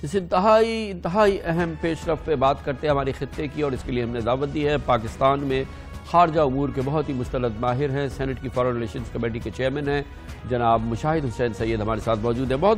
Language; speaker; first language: Urdu; native; Urdu